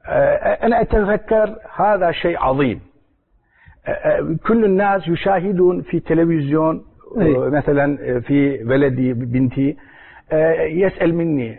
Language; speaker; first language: Arabic; non-native, learner; Turkish